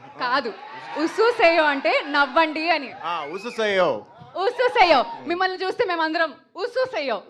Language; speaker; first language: Telugu; native; Telugu